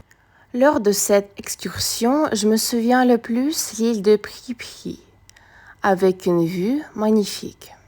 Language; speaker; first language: French; non-native, fluent; Russian